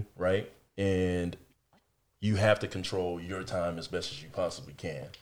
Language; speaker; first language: English; early bilingual, other home language; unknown